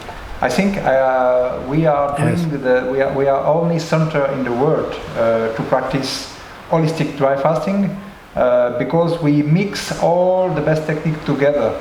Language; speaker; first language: English; non-native, learner; French